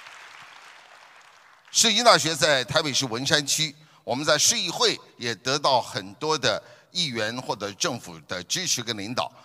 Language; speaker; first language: Chinese; native; Chinese